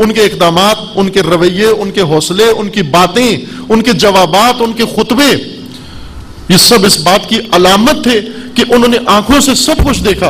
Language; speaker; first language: Urdu; native; Urdu